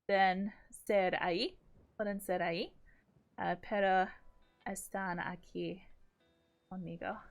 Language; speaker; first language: Spanish; non-native, learner; English